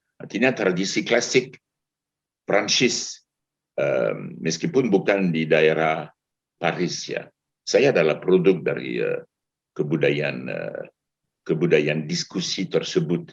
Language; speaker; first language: Indonesian; non-native, fluent; French